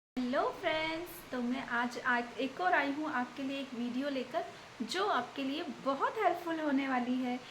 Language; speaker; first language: Hindi; native; Hindi